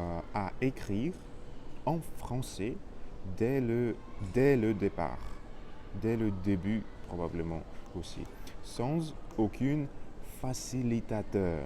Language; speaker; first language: French; non-native, learner; Russian